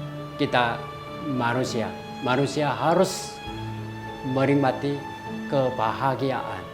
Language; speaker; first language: Indonesian; non-native, fluent; Korean